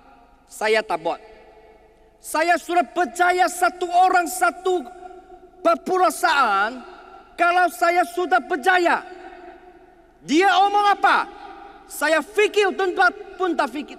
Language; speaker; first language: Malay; non-native, learner; Chinese